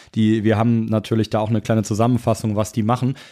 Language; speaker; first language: German; native; German